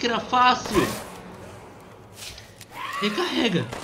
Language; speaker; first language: Portuguese; native; Portuguese